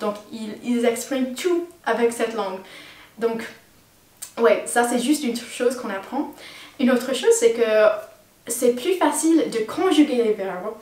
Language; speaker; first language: French; non-native, fluent; English